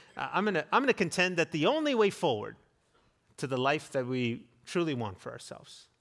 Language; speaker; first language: English; native; English